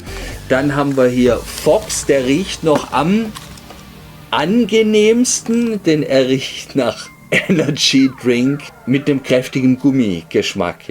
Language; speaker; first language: German; native; German